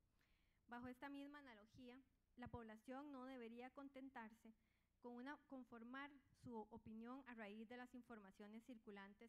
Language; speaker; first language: Spanish; native; Spanish